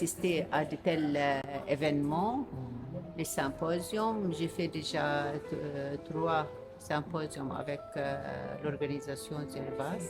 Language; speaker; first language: French; non-native, local second language; Arabic